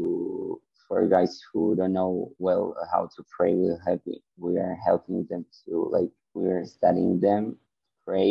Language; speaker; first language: English; non-native, learner; Ukrainian